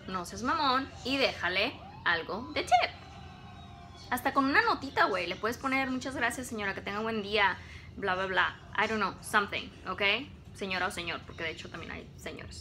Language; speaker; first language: Spanish; early bilingual, heritage; Spanish